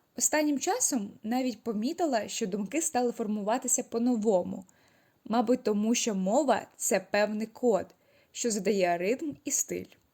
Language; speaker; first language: Ukrainian; non-native, local second language; Russian